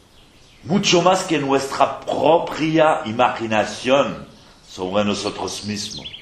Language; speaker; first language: Spanish; non-native, fluent; French